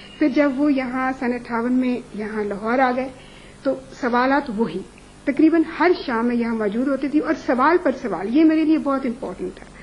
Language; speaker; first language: Urdu; non-native, local second language; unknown